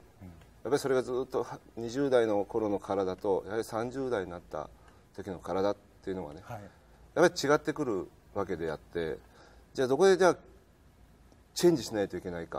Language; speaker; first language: Japanese; native; Japanese